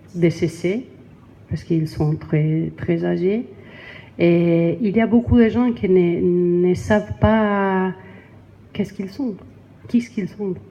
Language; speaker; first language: French; non-native, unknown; Spanish